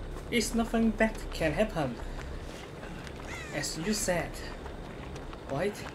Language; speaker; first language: English; non-native, learner; Chinese